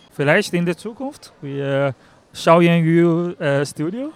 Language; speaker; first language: German; non-native, learner; Chinese